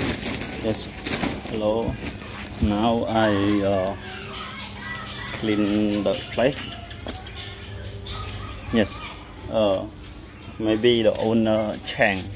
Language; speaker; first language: English; non-native, learner; Vietnamese